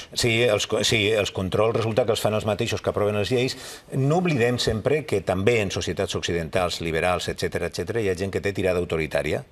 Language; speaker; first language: Catalan; native; Catalan